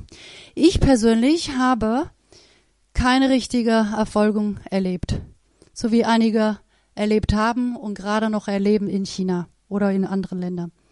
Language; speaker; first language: German; non-native, fluent; Persian